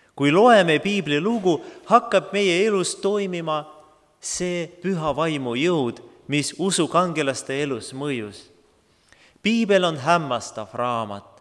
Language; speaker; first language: Estonian; non-native, local second language; Russian